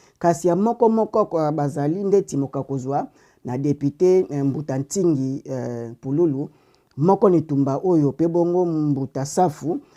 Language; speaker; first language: Lingala; non-native, local second language; Kongo